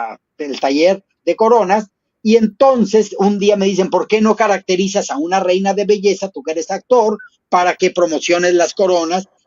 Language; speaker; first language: Spanish; native; Spanish